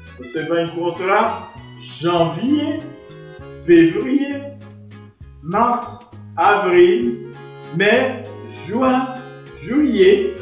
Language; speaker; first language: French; non-native, fluent; Portuguese